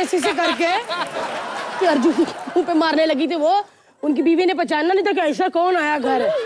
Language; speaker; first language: Hindi; native; Hindi